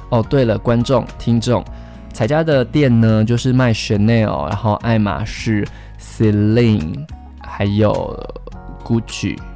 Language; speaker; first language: Chinese; native; Chinese